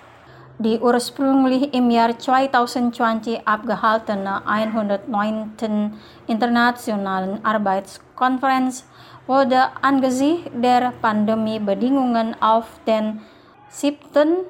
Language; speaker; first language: German; non-native, fluent; Indonesian